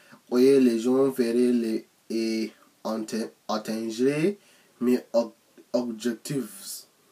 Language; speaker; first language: French; non-native, learner; English